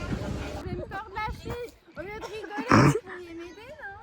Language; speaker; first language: French; native; French